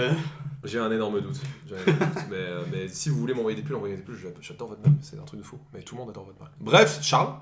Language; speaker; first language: French; native; French